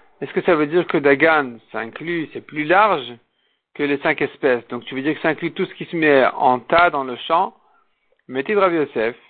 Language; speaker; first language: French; native; French